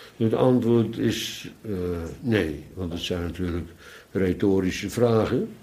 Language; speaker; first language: Dutch; native; Dutch